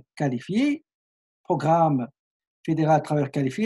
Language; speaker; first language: French; non-native, local second language; Arabic